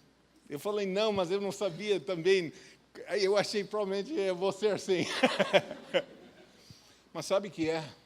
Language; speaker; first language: Portuguese; non-native, fluent; English